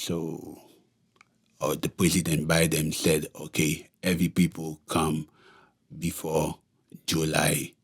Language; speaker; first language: English; non-native, local second language; Haitian Creole